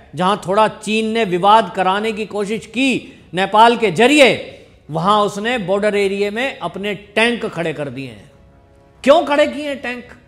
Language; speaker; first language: Hindi; native; Hindi